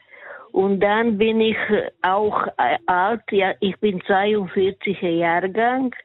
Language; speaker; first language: German; non-native, learner; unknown